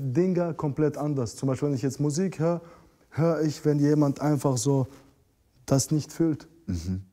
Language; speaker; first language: German; non-native, fluent; Russian